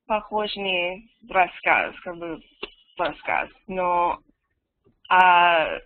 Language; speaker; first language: Russian; non-native, learner; English